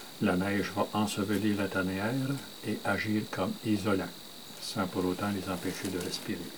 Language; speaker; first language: French; native; French